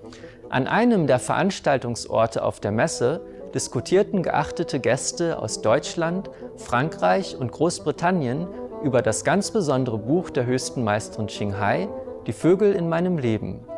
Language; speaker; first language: German; native; German